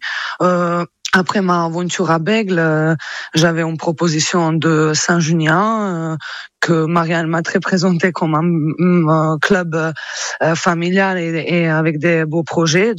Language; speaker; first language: French; non-native, fluent; Croatian